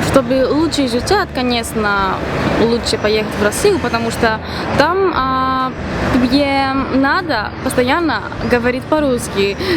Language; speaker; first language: Russian; non-native, fluent; Greek